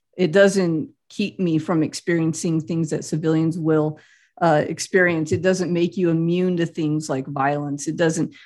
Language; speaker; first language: English; native; English